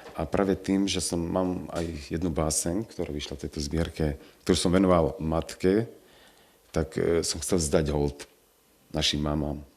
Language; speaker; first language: Slovak; non-native, local second language; Romany